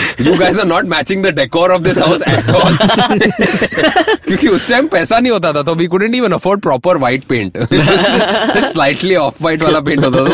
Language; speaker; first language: English; non-native, local second language; Hindi